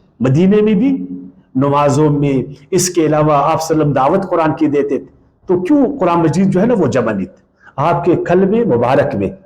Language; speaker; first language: Urdu; non-native, local second language; Pashto